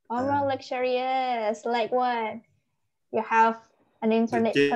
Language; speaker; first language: English; non-native, learner; Indonesian